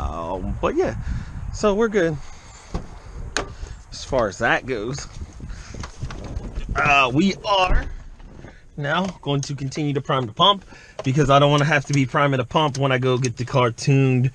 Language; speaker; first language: English; native; English